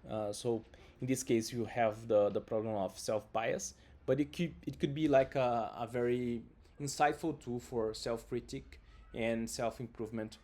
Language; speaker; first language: English; non-native, fluent; Portuguese